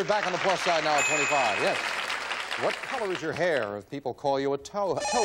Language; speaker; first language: English; native; English